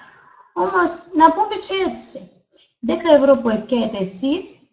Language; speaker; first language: Greek; non-native, learner; Russian